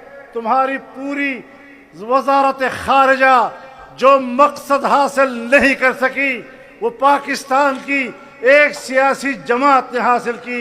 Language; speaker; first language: Urdu; non-native, local second language; Pashto